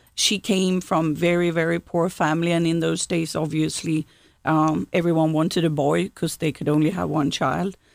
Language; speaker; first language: English; non-native, fluent; Swedish